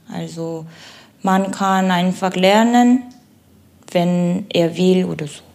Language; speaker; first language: German; non-native, learner; Korean